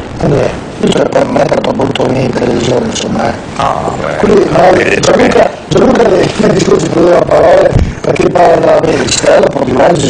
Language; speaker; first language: Italian; native; Italian